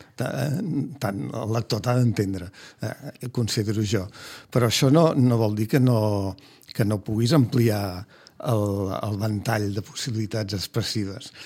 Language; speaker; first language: Catalan; native; Catalan